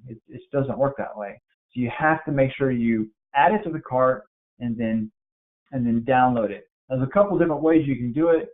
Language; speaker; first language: English; native; English